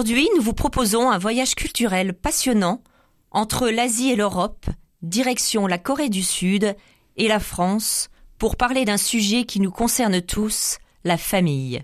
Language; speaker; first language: French; native; French